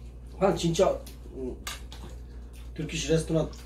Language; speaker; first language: Korean; non-native, learner; Turkish